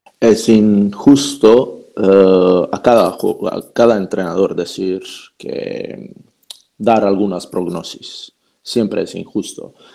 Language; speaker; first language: Spanish; non-native, fluent; Croatian